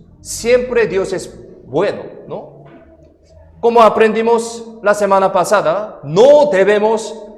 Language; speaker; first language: Spanish; non-native, fluent; Korean